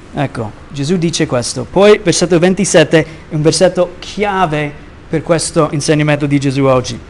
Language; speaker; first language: Italian; non-native, fluent; English